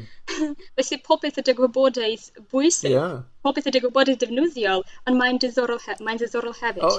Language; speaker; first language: Welsh; non-native, learner; Russian